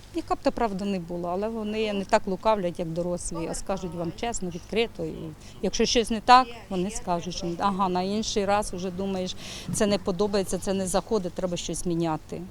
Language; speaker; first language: Ukrainian; native; Ukrainian